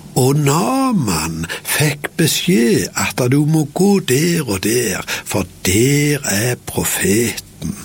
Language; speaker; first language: Norwegian; native; Norwegian